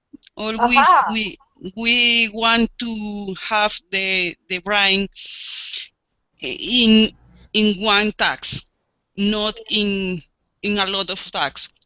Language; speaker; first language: English; non-native, learner; Spanish